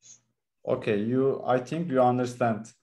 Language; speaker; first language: English; non-native, learner; Turkish